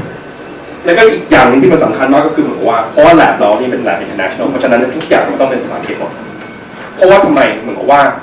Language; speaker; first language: Thai; early bilingual, heritage; Thai